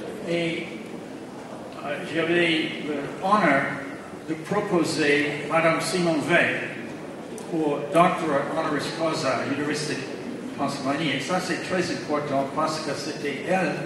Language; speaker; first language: French; non-native, fluent; English